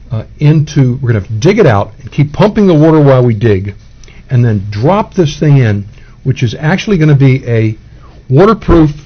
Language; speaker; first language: English; native; English